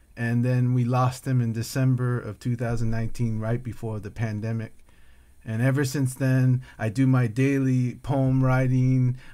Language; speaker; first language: English; native; English